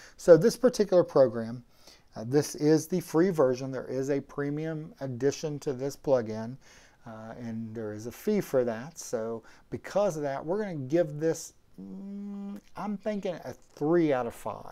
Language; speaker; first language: English; native; English